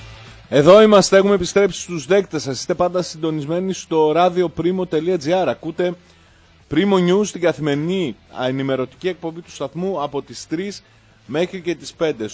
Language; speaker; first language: Greek; native; Greek